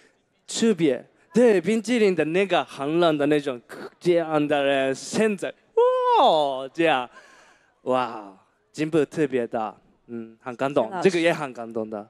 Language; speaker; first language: Chinese; non-native, learner; Japanese